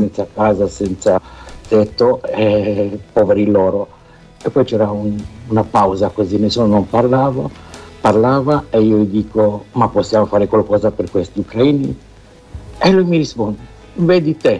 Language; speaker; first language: Italian; non-native, fluent; Romanian